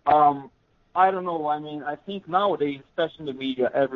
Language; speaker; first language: English; non-native, fluent; Portuguese